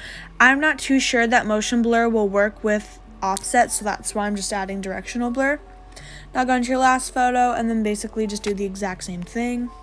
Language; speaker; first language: English; native; English